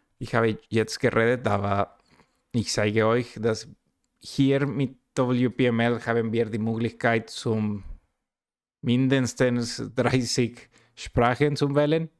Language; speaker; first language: German; non-native, learner; Spanish